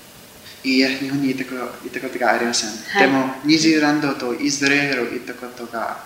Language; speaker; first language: Japanese; non-native, learner; English